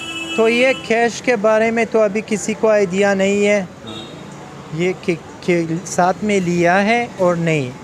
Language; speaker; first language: Hindi; non-native, learner; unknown